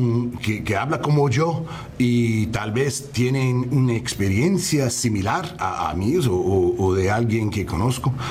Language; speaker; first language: Spanish; early bilingual, heritage; English